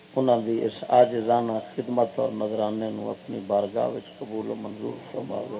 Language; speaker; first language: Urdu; non-native, local second language; Punjabi